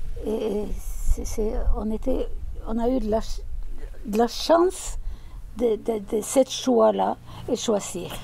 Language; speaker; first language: French; non-native, fluent; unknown